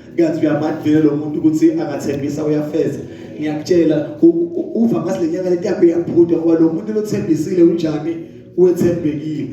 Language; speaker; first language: Zulu; non-native, local second language; Swati